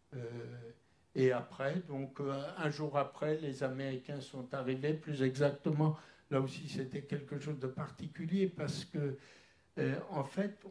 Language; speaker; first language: French; early bilingual, other home language; Polish